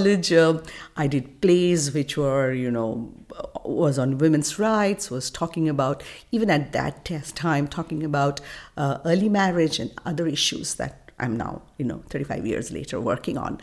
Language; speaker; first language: English; non-native, local second language; Bangla